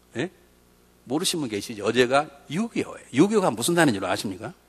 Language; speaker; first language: Korean; native; Korean